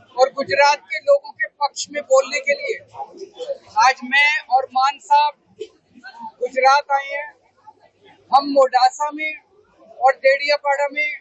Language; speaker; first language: Hindi; native; Hindi